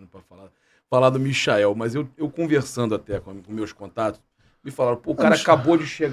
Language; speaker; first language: Portuguese; native; Portuguese